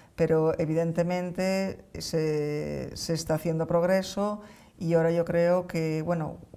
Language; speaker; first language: Spanish; native; Spanish